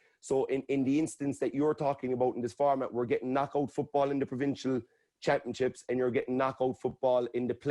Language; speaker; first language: English; native; English